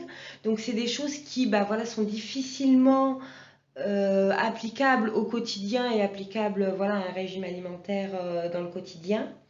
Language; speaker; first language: French; native; French